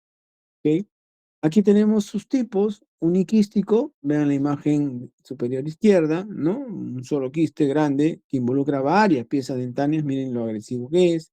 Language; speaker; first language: Spanish; native; Spanish